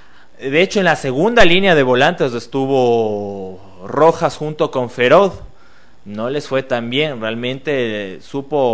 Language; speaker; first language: Spanish; native; Spanish